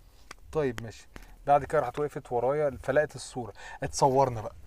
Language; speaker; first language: Arabic; native; Arabic